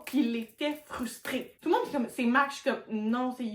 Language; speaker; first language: French; native; French